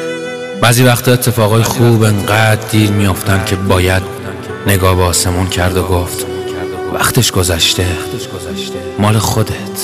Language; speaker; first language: Persian; native; Persian